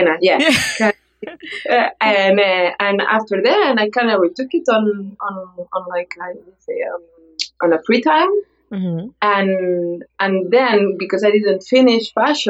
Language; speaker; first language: English; non-native, fluent; Spanish